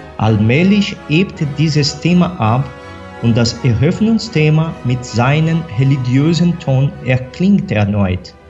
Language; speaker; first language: German; non-native, fluent; Portuguese